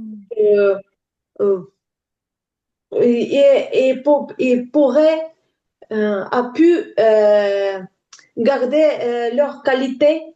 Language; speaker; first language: French; non-native, learner; Ukrainian